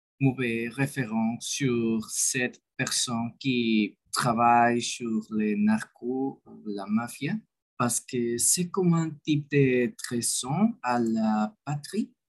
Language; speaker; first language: French; non-native, learner; Spanish